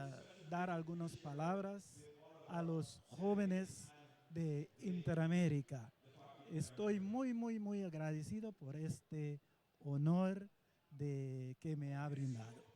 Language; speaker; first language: Spanish; non-native, learner; Papiamento